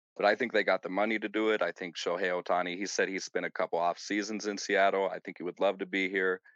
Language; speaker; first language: English; native; English